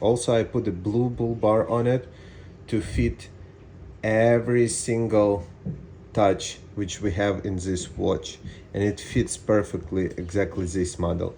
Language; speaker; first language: English; non-native, fluent; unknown